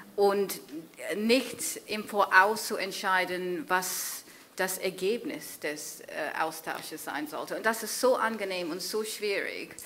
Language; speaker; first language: German; non-native, fluent; English